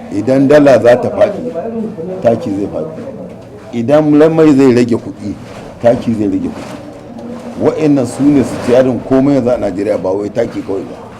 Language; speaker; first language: Hausa; native; Hausa